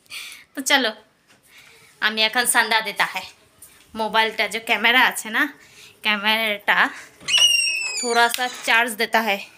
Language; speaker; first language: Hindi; non-native, local second language; Bangla